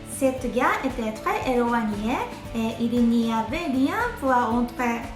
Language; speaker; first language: French; non-native, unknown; Japanese